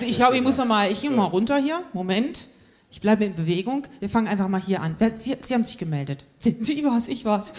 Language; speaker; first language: German; native; German